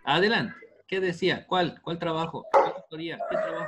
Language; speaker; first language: Spanish; native; Spanish